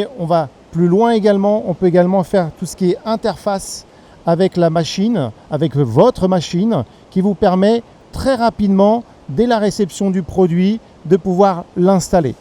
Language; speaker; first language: French; native; French